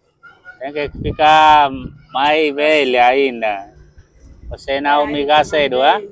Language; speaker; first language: Portuguese; non-native, learner; Vietnamese